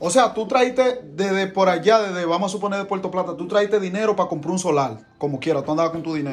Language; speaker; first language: Spanish; native; Spanish